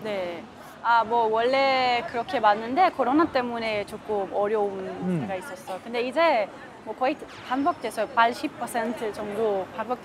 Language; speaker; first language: Korean; non-native, fluent; Hebrew